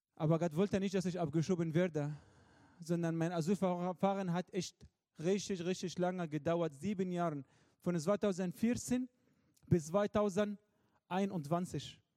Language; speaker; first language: German; non-native, fluent; Arabic